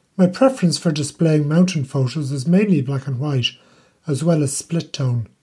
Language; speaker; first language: English; native; English